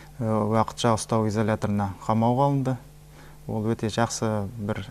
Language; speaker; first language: Kazakh; native; Kazakh